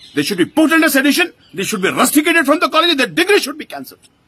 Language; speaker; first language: Hindi; native; Hindi